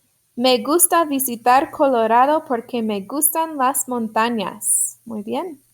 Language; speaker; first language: Spanish; non-native, fluent; English